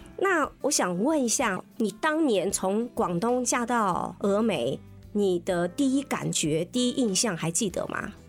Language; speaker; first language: Chinese; native; Chinese